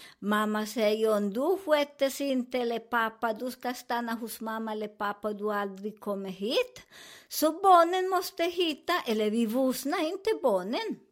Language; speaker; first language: Swedish; non-native, learner; Spanish